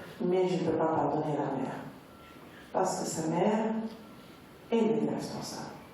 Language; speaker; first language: French; non-native, local second language; Arabic